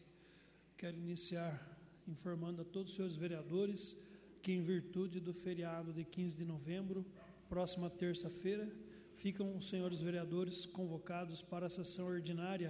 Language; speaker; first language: Portuguese; native; Portuguese